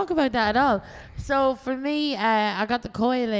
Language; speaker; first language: English; native; English